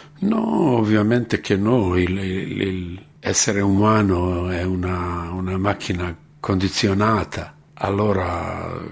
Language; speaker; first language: Italian; non-native, fluent; Bosnian